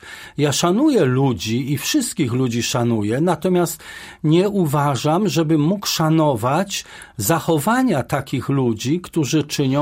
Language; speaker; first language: Polish; native; Polish